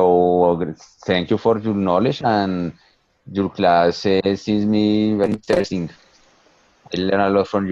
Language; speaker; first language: English; non-native, learner; Spanish